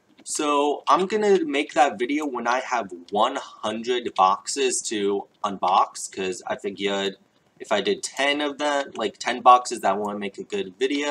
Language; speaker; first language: English; native; English